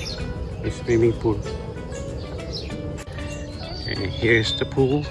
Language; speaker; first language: English; non-native, local second language; Filipino